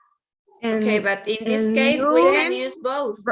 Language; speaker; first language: English; non-native, learner; Spanish